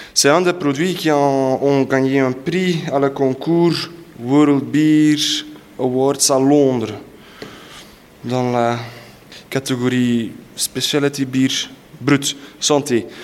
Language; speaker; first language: French; non-native, local second language; Dutch